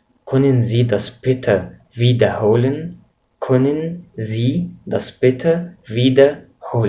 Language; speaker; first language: German; non-native, fluent; Arabic